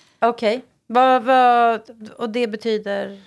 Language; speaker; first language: Danish; non-native, learner; Swedish